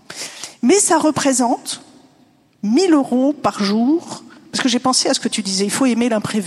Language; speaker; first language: French; native; French